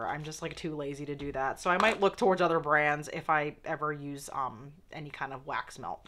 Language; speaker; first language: English; native; English